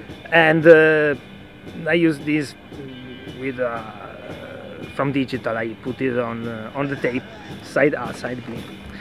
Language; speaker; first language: English; non-native, fluent; Italian